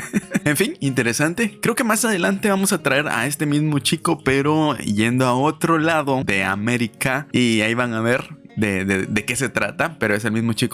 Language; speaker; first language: Spanish; native; Spanish